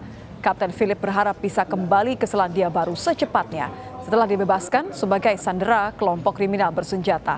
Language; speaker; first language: Indonesian; native; Indonesian